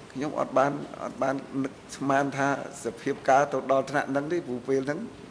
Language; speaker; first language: Khmer; native; Khmer